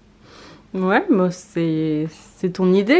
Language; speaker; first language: French; native; French